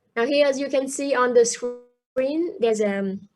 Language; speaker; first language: English; non-native, fluent; Vietnamese